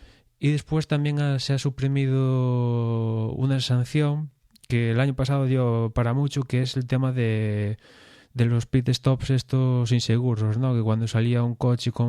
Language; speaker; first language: Spanish; native; Spanish